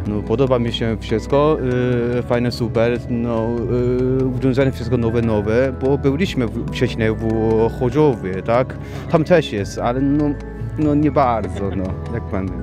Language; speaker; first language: Polish; non-native, learner; Chinese